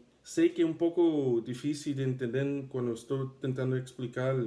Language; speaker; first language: Portuguese; non-native, fluent; English